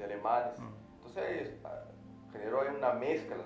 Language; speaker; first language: Spanish; non-native, fluent; Portuguese